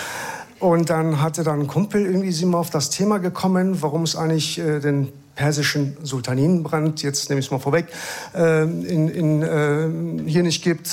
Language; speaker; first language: German; early bilingual, other home language; Persian